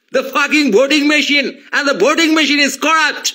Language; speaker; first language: English; non-native, local second language; Bangla